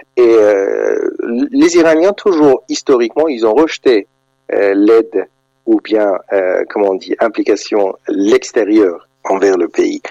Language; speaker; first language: French; non-native, fluent; Persian